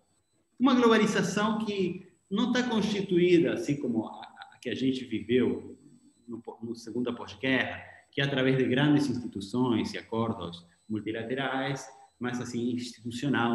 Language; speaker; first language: Portuguese; non-native, fluent; Spanish